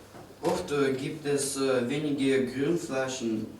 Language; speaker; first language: German; non-native, learner; Russian